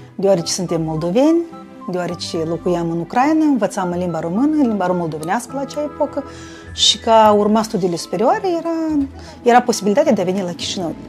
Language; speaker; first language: Romanian; native; Romanian